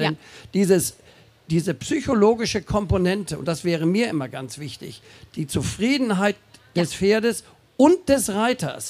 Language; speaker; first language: German; native; German